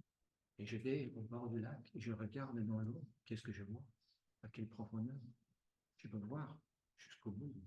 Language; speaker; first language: French; non-native, fluent; English